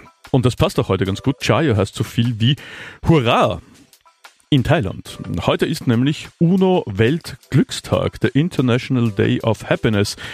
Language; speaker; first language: German; native; German